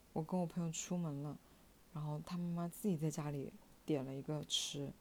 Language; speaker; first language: Chinese; native; Chinese